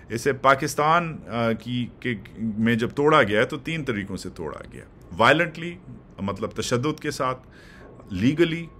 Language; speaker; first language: Urdu; native; Urdu